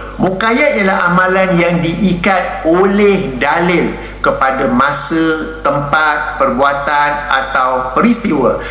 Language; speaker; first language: Malay; native; Malay